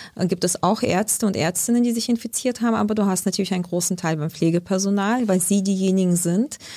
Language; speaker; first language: German; early bilingual, other home language; Lithuanian